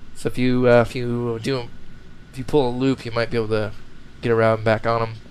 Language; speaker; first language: English; native; English